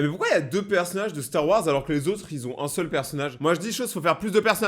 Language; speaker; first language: French; native; French